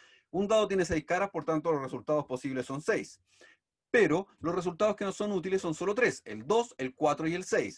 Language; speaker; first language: Spanish; native; Spanish